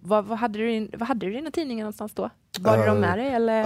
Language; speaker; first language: Swedish; native; Swedish